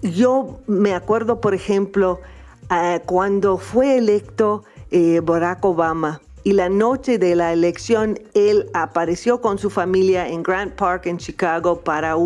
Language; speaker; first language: Spanish; non-native, fluent; English